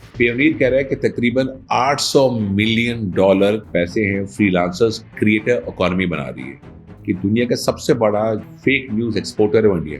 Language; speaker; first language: Urdu; native; Urdu